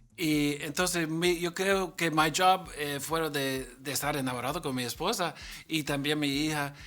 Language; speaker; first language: Spanish; non-native, learner; English